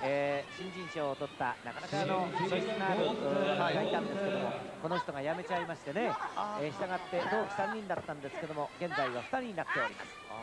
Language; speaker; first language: Japanese; native; Japanese